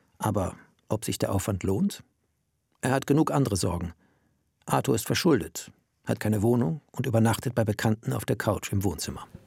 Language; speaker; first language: German; native; German